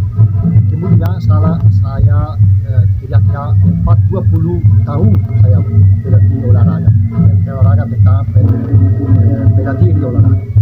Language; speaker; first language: Indonesian; non-native, learner; Italian